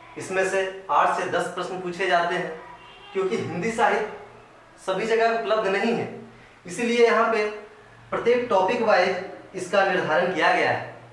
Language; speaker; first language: Hindi; native; Hindi